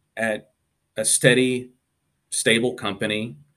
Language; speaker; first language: English; native; English